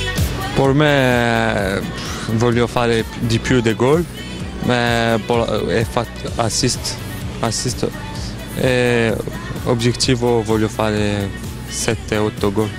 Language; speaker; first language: Italian; non-native, learner; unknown